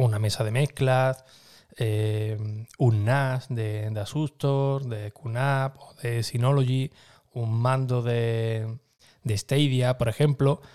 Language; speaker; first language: Spanish; native; Spanish